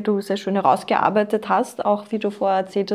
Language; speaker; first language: German; native; German